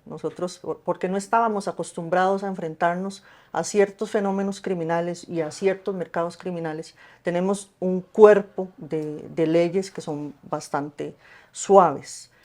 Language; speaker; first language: Spanish; native; Spanish